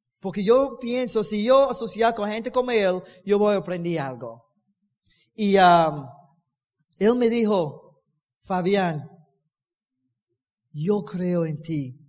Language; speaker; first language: Spanish; non-native, learner; English